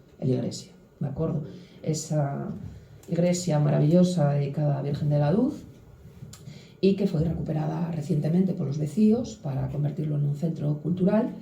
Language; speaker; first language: Galician; native; Galician